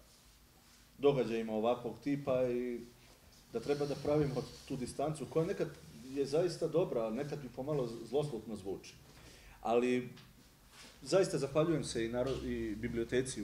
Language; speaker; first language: Serbian; native; Serbian